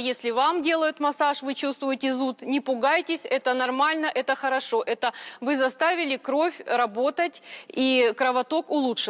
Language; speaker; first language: Russian; native; Russian